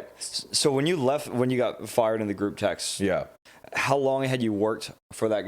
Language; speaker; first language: English; native; English